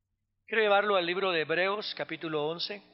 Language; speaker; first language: Spanish; native; Spanish